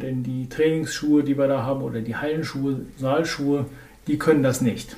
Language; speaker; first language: German; native; German